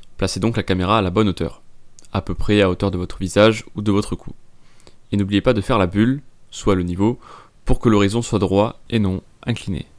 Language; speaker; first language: French; native; French